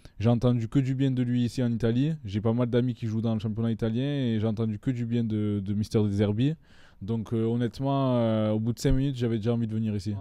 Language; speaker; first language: French; native; French